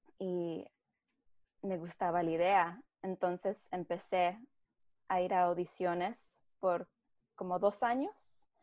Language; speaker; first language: Spanish; early bilingual, heritage; Spanish